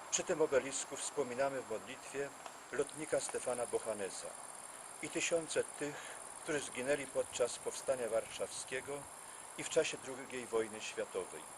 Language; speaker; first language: Polish; native; Polish